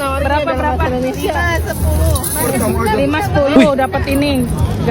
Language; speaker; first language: Indonesian; non-native, fluent; French